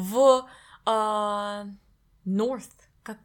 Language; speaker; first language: Russian; non-native, learner; English